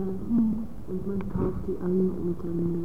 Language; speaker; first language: German; non-native, learner; Dutch